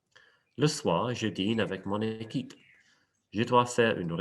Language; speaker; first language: French; non-native, fluent; English